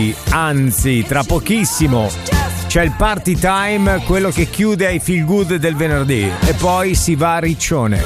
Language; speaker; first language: Italian; native; Italian